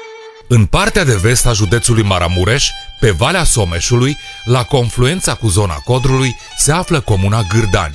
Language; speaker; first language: Romanian; native; Romanian